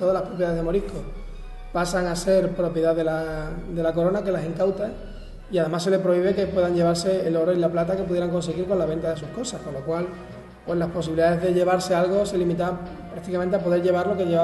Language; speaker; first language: Spanish; native; Spanish